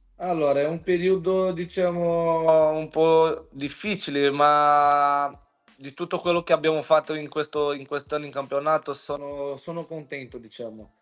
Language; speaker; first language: Italian; non-native, fluent; Portuguese